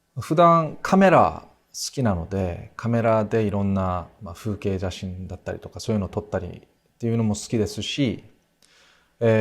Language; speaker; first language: Japanese; non-native, fluent; Korean